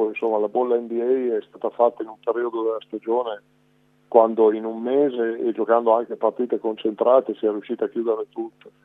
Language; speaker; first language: Italian; native; Italian